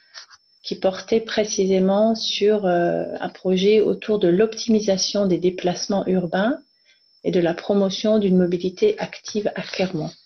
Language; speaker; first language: French; native; French